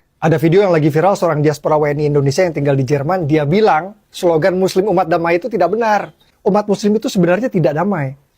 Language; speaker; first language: Indonesian; native; Indonesian